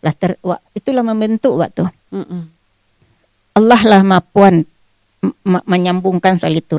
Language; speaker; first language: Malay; non-native, local second language; Minangkabau